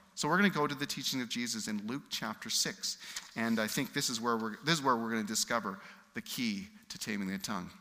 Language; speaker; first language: English; native; English